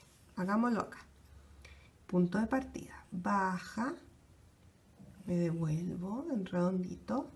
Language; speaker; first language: Spanish; native; Spanish